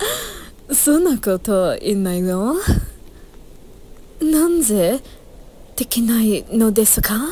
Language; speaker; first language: Japanese; non-native, learner; English